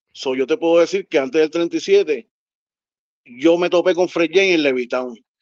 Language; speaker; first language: Spanish; native; Spanish